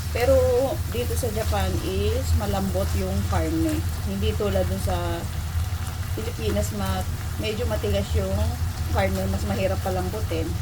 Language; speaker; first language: Filipino; native; Filipino